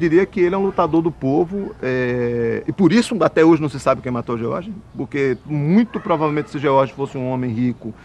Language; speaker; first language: Portuguese; native; Portuguese